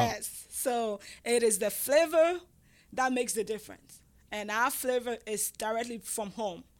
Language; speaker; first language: English; non-native, local second language; Ga